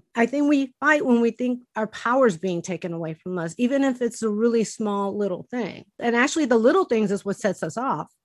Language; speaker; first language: English; early bilingual, other home language; Spanish